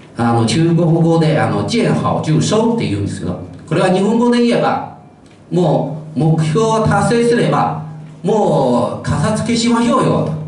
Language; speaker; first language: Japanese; non-native, fluent; Chinese